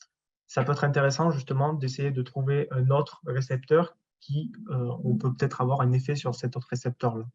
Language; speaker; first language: French; native; French